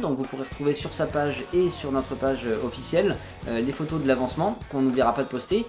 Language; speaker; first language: French; native; French